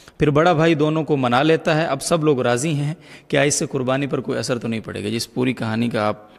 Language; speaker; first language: Urdu; native; Urdu